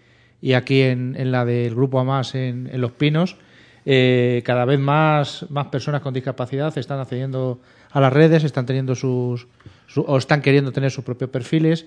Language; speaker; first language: Spanish; native; Spanish